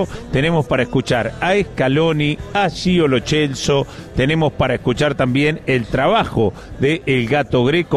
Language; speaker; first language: Spanish; native; Spanish